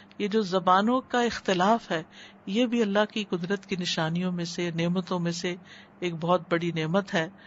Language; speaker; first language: Urdu; native; Urdu